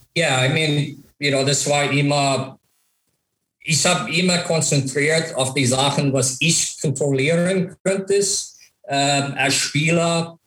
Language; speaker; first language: German; non-native, fluent; English